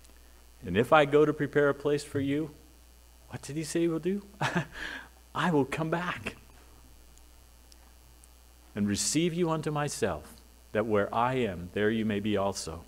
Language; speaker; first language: English; native; English